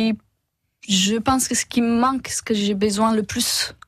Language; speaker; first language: French; non-native, fluent; Romanian